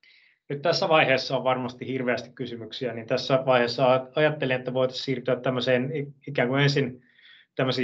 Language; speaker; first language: Finnish; native; Finnish